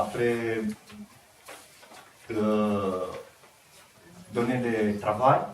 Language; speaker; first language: French; non-native, learner; Romanian